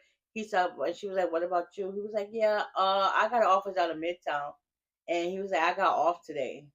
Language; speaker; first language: English; native; English